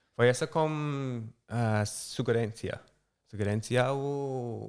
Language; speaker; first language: Portuguese; non-native, learner; English